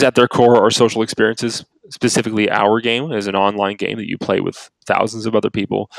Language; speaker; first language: English; native; English